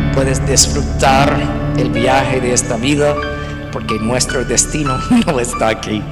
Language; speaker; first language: Spanish; non-native, fluent; English